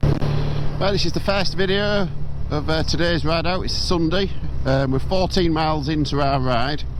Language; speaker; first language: English; native; English